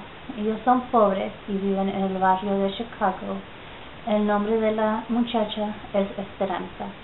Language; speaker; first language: Spanish; early bilingual, heritage; Spanish